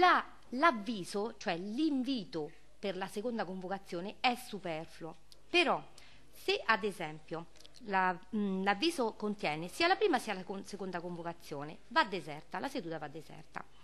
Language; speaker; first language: Italian; native; Italian